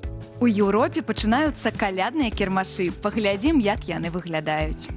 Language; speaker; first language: Belarusian; native; Belarusian